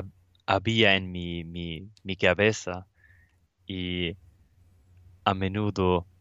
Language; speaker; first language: Spanish; non-native, learner; Swedish